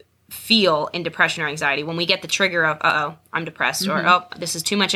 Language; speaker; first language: English; native; English